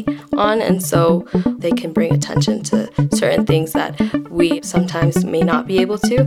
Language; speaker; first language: English; native; English